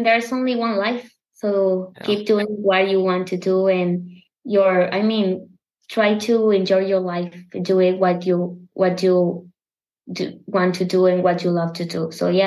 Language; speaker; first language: English; non-native, fluent; Spanish